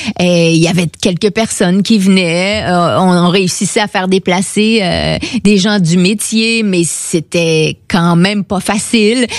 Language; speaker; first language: French; native; French